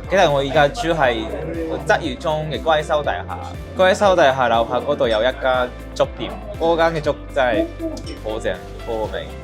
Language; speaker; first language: Cantonese; non-native, fluent; Japanese